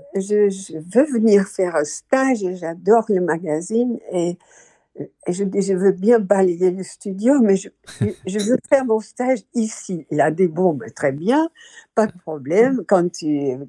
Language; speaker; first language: French; non-native, fluent; Dutch